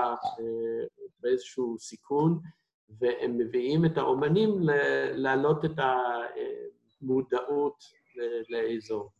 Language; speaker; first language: Hebrew; non-native, fluent; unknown